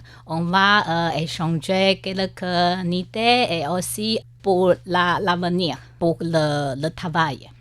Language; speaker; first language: French; non-native, learner; Chinese